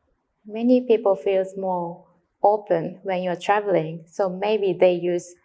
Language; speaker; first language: English; non-native, learner; Japanese